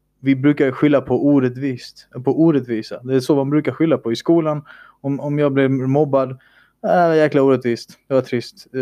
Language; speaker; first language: Swedish; early bilingual, other home language; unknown